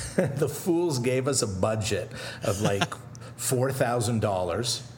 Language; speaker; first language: English; native; English